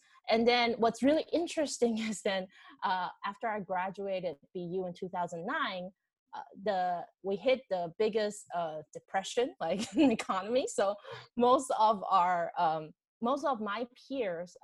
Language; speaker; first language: English; non-native, fluent; Chinese